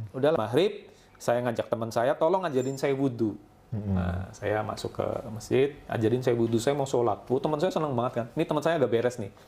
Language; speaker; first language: Indonesian; non-native, local second language; Javanese